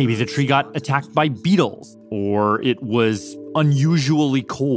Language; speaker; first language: English; native; English